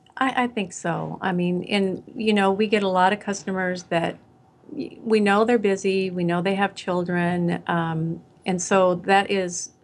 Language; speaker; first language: English; native; English